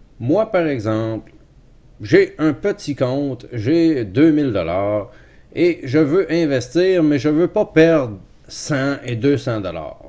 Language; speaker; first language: French; native; French